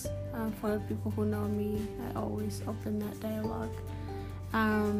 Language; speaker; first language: English; non-native, fluent; Amharic